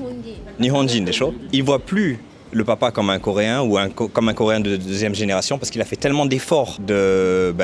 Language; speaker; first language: French; native; French